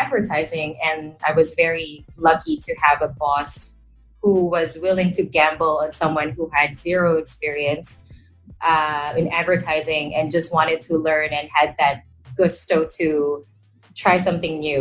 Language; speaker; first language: English; non-native, local second language; Filipino